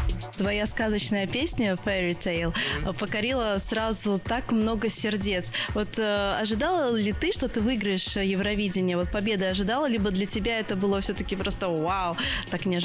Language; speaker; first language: Russian; native; Russian